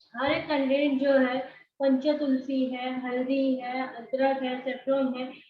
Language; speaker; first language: Hindi; non-native, local second language; Marathi